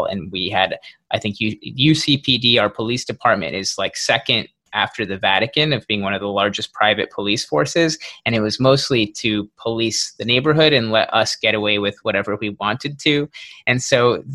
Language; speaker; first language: English; native; English